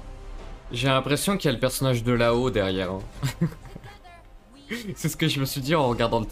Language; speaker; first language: French; native; French